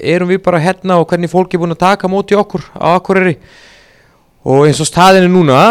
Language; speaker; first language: Icelandic; non-native, fluent; Serbian